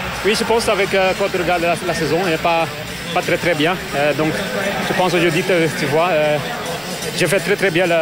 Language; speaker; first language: French; non-native, learner; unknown